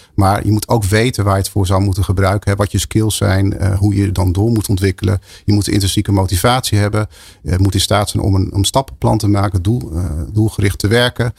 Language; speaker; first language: Dutch; native; Dutch